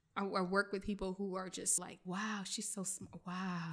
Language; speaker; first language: English; early bilingual, other home language; French